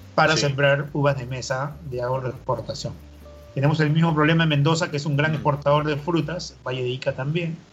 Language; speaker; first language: Spanish; native; Spanish